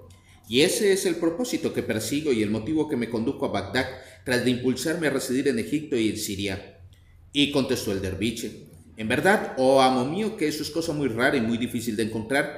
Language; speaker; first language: Spanish; native; Spanish